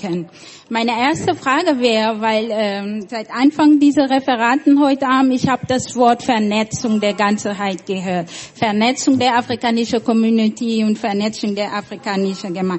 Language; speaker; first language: German; non-native, fluent; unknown